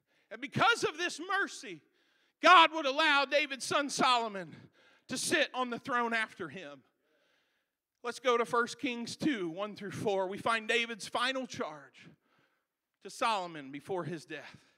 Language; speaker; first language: English; native; English